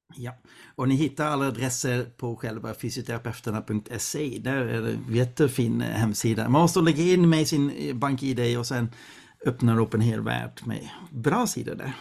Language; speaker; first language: Swedish; non-native, fluent; Dutch